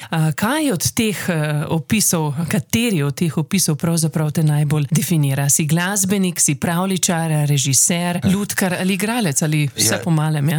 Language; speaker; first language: Slovenian; native; Slovenian